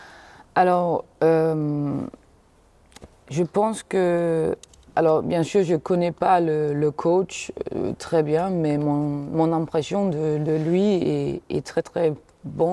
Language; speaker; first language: French; non-native, fluent; Danish